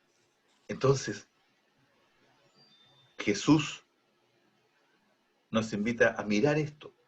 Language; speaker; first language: Spanish; native; Spanish